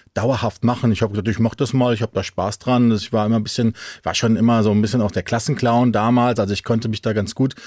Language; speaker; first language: German; native; German